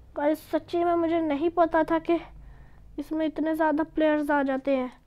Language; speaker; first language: Urdu; native; Urdu